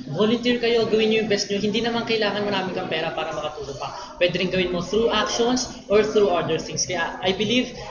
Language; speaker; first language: Filipino; native; Filipino